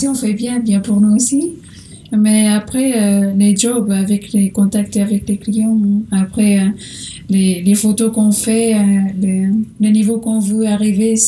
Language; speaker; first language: French; non-native, learner; Portuguese